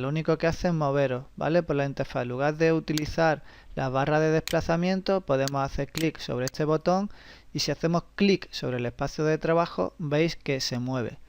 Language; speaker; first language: Spanish; native; Spanish